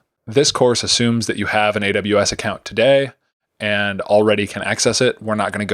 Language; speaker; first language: English; native; English